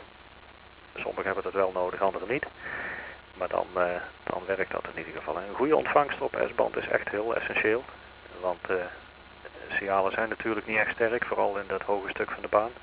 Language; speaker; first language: Dutch; native; Dutch